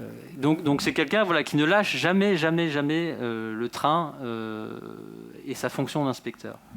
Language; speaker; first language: French; native; French